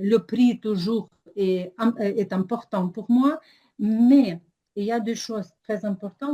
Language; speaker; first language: French; non-native, learner; Ukrainian